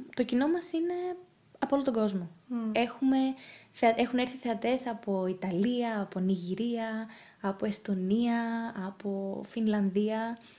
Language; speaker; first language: Greek; early bilingual, heritage; Greek